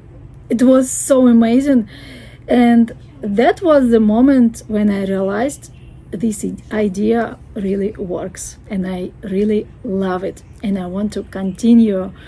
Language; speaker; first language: English; non-native, fluent; Russian